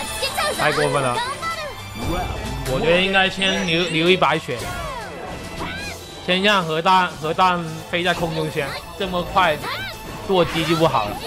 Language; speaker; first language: Chinese; native; Chinese